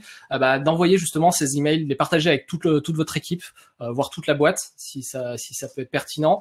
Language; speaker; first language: French; native; French